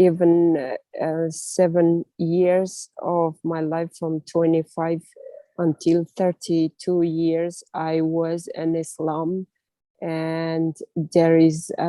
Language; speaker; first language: English; non-native, learner; Russian